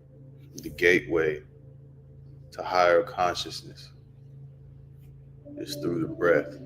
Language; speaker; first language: English; native; English